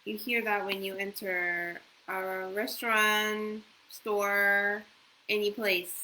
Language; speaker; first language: English; non-native, fluent; Japanese